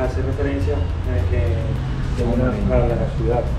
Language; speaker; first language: Spanish; native; Spanish